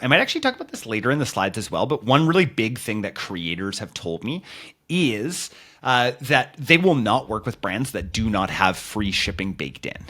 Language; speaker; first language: English; native; English